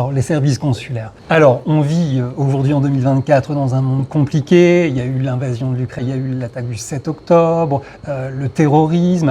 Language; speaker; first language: French; native; French